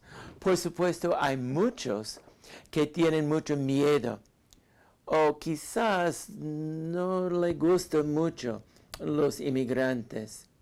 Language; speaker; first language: Spanish; non-native, fluent; English